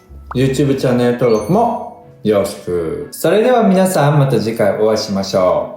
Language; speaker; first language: Japanese; native; Japanese